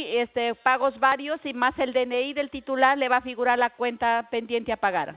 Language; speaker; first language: Spanish; native; Spanish